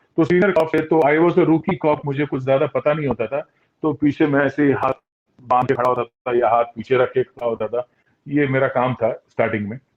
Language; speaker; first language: Hindi; non-native, local second language; Tulu